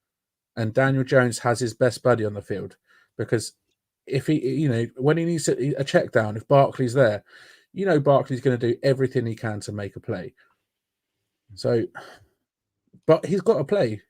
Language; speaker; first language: English; native; English